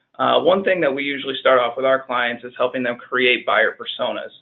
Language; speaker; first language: English; native; English